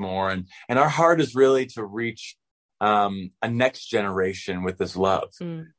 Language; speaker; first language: English; native; English